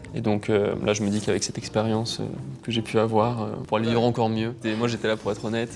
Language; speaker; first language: French; native; French